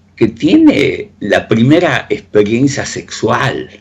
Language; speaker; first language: Spanish; native; Spanish